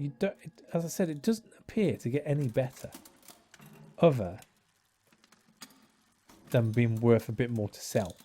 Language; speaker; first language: English; native; English